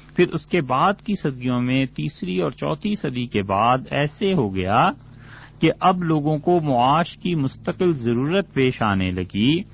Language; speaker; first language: Urdu; non-native, local second language; Punjabi